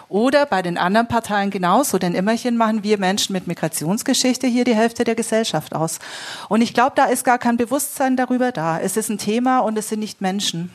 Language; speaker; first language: German; native; German